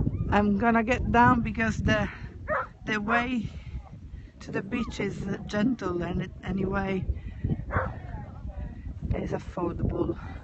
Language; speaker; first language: English; non-native, fluent; Italian